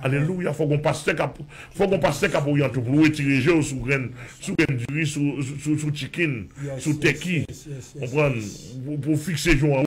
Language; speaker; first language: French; non-native, local second language; Haitian Creole